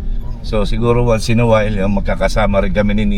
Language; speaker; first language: Filipino; native; Filipino